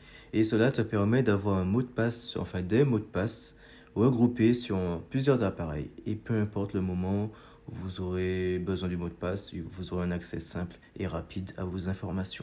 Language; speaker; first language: French; native; French